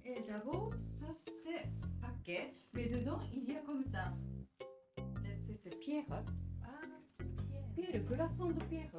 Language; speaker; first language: French; non-native, learner; Japanese